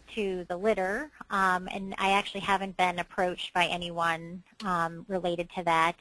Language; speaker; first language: English; native; English